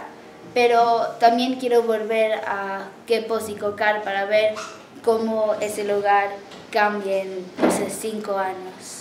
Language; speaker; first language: Spanish; early bilingual, heritage; English